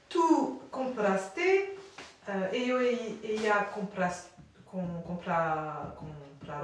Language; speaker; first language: Spanish; non-native, learner; French